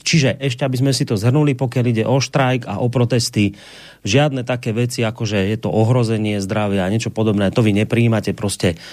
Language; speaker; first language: Slovak; native; Slovak